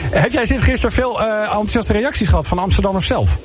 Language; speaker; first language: Dutch; native; Dutch